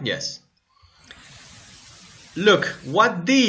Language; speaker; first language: English; non-native, fluent; Spanish